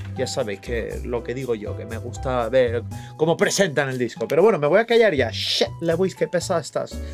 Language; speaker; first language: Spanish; non-native, fluent; English